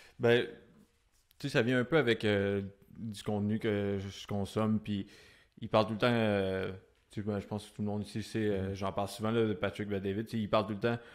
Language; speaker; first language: French; native; French